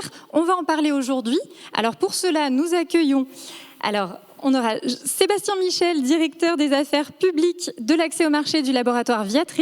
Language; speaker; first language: French; native; French